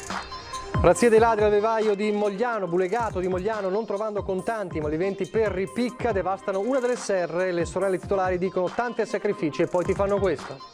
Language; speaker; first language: Italian; native; Italian